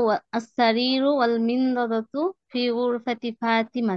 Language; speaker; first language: Arabic; non-native, learner; Bangla